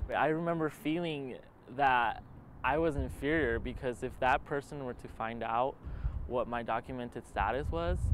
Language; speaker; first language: English; early bilingual, other home language; Spanish